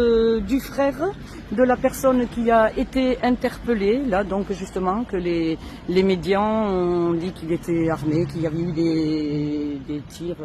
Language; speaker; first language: French; native; French